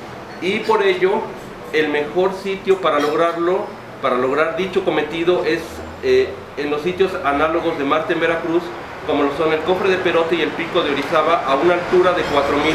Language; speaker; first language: Spanish; native; Spanish